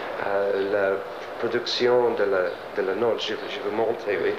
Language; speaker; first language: French; non-native, learner; English